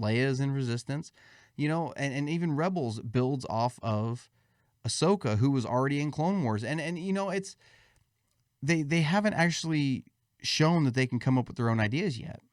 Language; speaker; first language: English; native; English